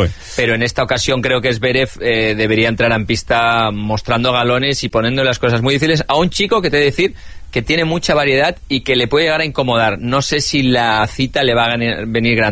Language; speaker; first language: Spanish; native; Spanish